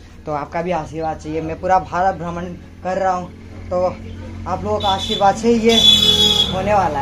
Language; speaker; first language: Hindi; non-native, local second language; Nepali